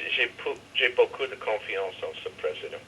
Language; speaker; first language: French; non-native, learner; English